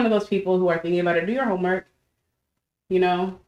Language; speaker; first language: English; native; English